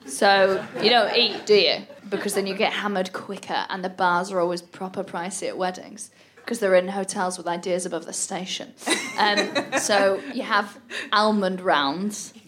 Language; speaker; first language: English; native; English